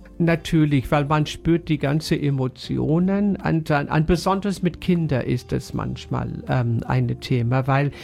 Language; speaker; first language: German; non-native, fluent; English